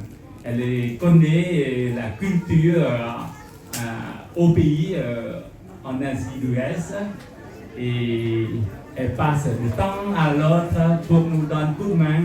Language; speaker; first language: French; non-native, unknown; Khmer